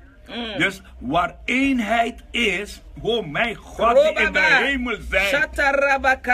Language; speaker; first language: Dutch; non-native, local second language; Papiamento